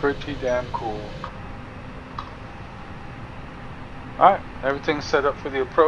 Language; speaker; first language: English; native; English